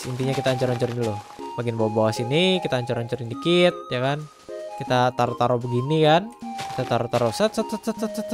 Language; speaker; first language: Indonesian; native; Indonesian